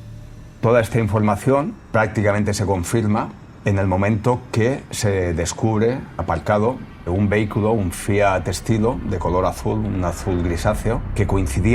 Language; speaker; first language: Spanish; native; Spanish